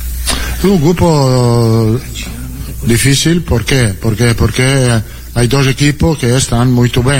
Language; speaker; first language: Portuguese; non-native, learner; Italian